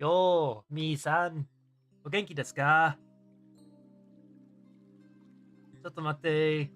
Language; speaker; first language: Japanese; non-native, learner; English